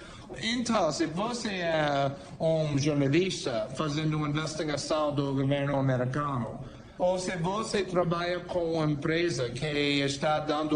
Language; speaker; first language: Portuguese; non-native, fluent; English